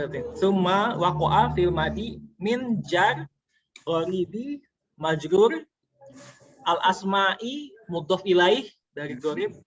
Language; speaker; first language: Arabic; non-native, learner; Indonesian